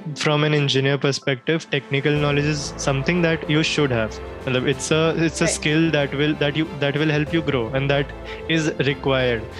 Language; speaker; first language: English; non-native, local second language; Hindi